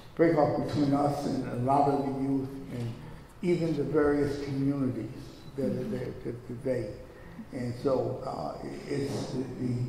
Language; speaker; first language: English; native; English